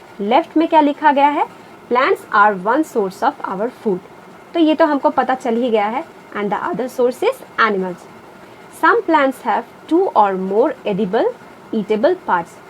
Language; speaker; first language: Hindi; non-native, local second language; Bangla